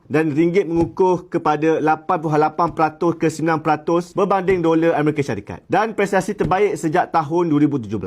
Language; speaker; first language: Malay; native; Malay